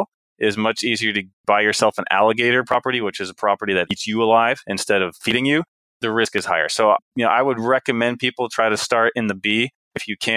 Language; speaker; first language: English; native; English